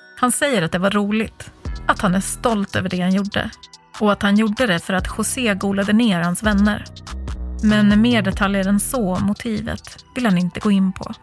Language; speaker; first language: Swedish; native; Swedish